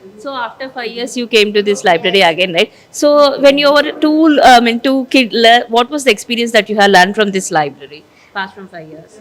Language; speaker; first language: English; non-native, local second language; Telugu